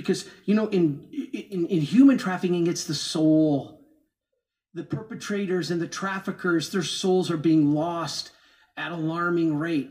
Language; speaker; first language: English; native; English